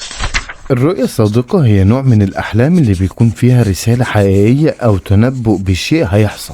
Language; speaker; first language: Arabic; native; Arabic